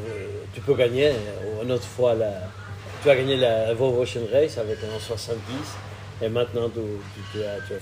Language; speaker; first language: French; non-native, fluent; Portuguese